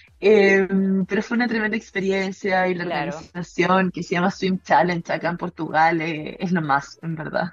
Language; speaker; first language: Spanish; native; Spanish